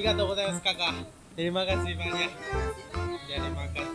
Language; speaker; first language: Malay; non-native, learner; Japanese